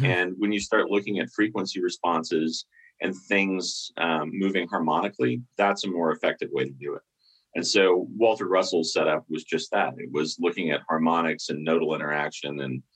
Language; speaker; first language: English; native; English